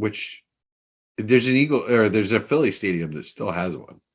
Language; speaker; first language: English; native; English